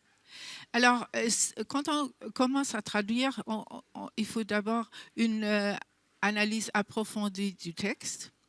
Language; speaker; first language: French; non-native, fluent; German